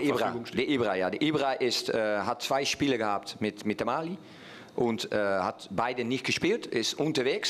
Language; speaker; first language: German; non-native, fluent; Dutch